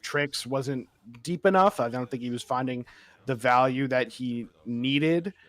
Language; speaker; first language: English; native; English